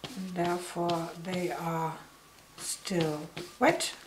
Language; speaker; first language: English; non-native, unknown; German